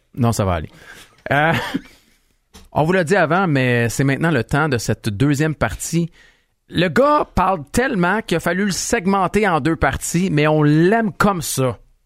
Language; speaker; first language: French; native; French